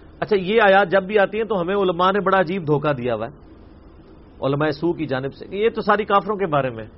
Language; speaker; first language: Urdu; non-native, local second language; Punjabi